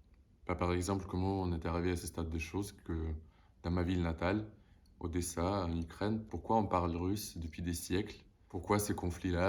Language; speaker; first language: French; non-native, fluent; Russian